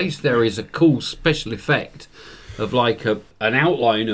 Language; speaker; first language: English; native; English